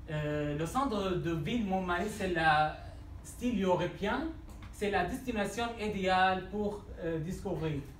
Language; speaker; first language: French; non-native, learner; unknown